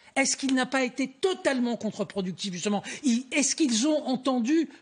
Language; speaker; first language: French; native; French